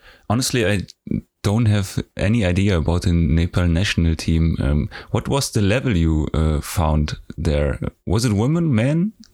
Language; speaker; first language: English; non-native, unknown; German